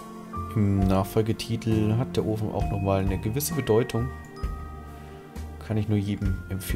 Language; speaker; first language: German; native; German